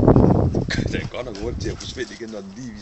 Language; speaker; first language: Danish; native; Danish